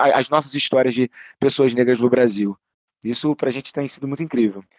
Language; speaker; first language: Portuguese; native; Portuguese